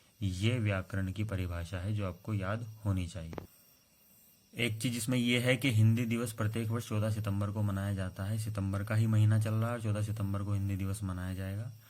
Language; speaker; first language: Hindi; native; Hindi